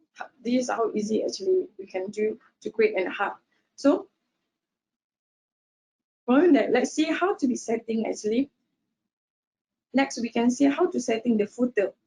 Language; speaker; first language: English; non-native, local second language; Malay